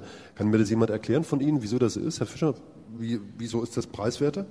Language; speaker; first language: German; native; German